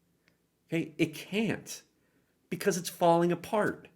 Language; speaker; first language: English; native; English